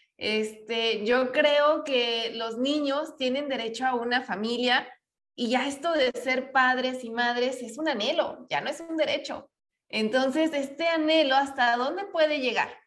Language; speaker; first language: Spanish; native; Spanish